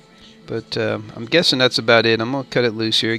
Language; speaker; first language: English; native; English